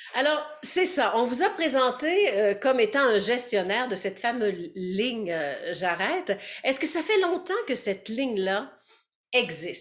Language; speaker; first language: French; native; French